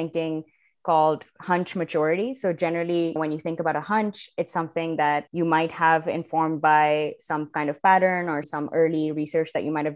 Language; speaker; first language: English; non-native, local second language; Urdu